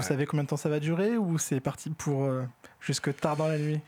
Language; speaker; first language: French; native; French